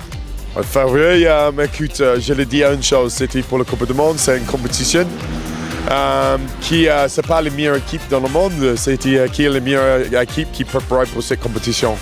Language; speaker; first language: French; non-native, fluent; English